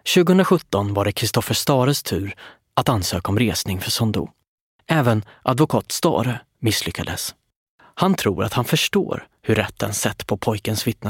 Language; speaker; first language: Swedish; native; Swedish